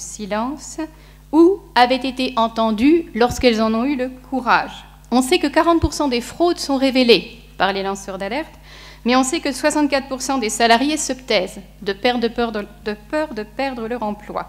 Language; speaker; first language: French; native; French